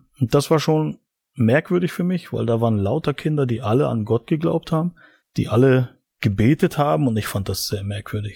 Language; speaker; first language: German; native; German